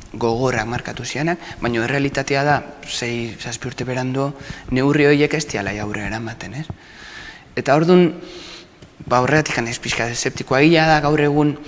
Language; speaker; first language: Basque; native; Basque